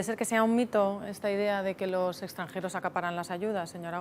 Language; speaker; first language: Spanish; native; Spanish